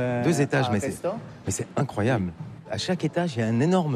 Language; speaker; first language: French; native; French